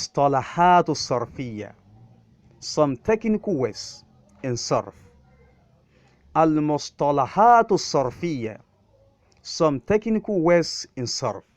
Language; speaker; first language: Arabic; non-native, fluent; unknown